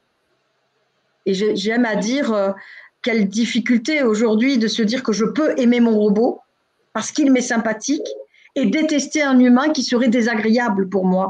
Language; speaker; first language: French; native; French